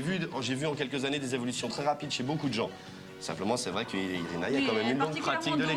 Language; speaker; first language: French; native; French